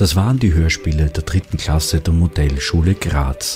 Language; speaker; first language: German; native; German